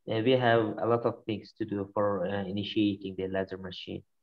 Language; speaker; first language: English; non-native, learner; Mongolian